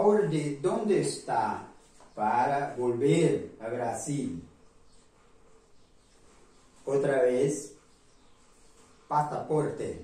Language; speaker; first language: Spanish; non-native, learner; Portuguese